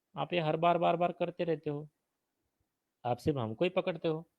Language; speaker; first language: Hindi; non-native, local second language; Marathi